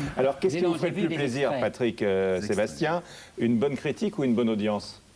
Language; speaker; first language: French; native; French